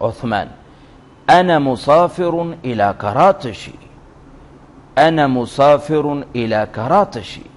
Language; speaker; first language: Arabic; non-native, fluent; Urdu